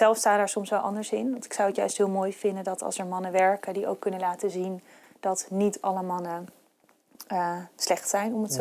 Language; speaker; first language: Dutch; native; Dutch